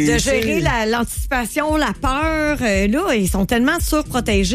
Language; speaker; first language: French; native; French